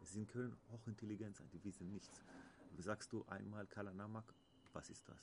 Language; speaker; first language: German; non-native, learner; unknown